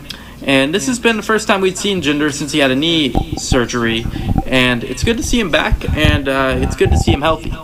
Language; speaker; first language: English; native; English